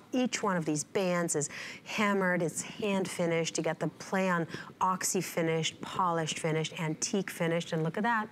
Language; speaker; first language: English; non-native, fluent; Hebrew